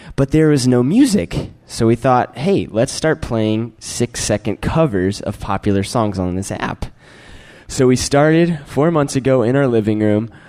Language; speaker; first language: English; native; English